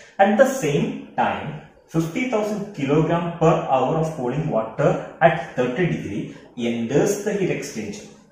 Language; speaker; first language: English; non-native, local second language; Malayalam